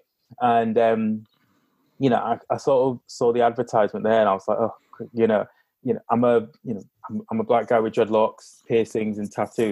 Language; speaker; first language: English; native; English